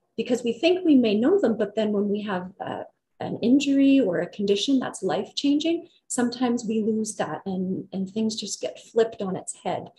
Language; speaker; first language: English; native; English